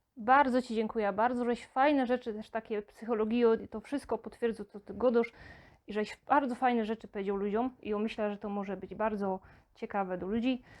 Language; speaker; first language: Polish; native; Polish